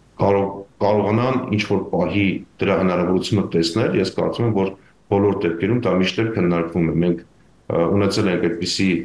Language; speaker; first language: Armenian; native; Armenian